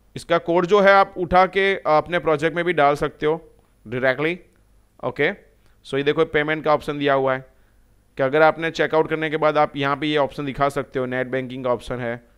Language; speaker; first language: Hindi; non-native, local second language; Gujarati